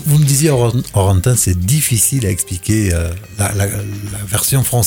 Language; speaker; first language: French; native; French